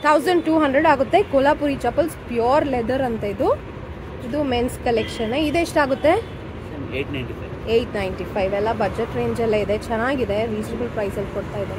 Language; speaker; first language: Kannada; native; Kannada